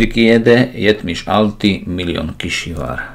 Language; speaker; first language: Turkish; non-native, learner; Slovak